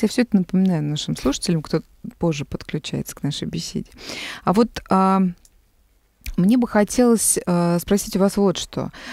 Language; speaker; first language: Russian; native; Russian